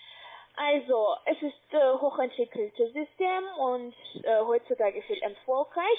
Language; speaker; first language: German; non-native, learner; Russian